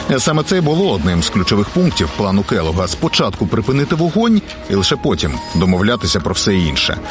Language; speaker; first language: Ukrainian; native; Ukrainian